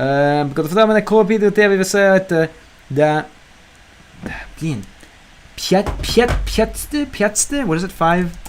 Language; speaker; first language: Russian; non-native, learner; English